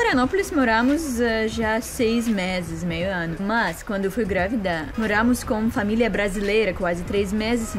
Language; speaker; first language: Portuguese; non-native, learner; Russian